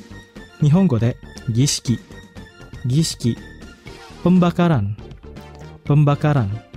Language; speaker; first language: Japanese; non-native, fluent; Indonesian